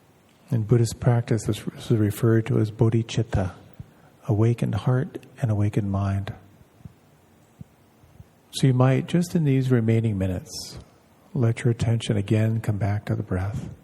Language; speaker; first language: English; native; English